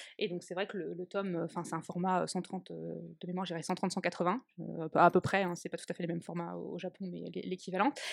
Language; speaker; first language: French; native; French